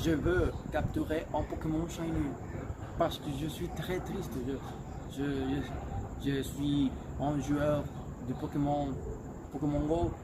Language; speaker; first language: French; non-native, learner; Spanish